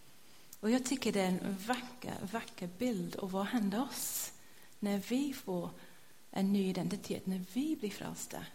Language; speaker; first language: Swedish; non-native, fluent; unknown